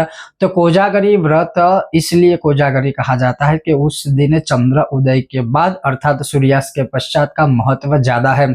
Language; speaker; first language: Hindi; native; Hindi